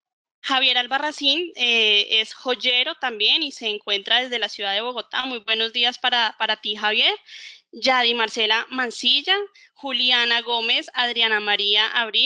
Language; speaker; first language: Spanish; native; Spanish